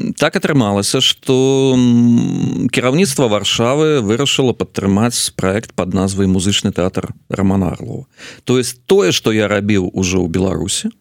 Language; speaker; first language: Belarusian; native; Belarusian